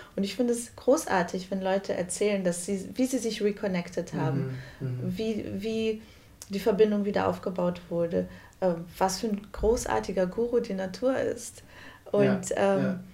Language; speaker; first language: German; non-native, fluent; Portuguese